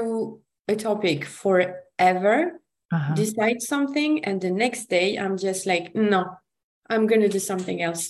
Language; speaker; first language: English; non-native, fluent; French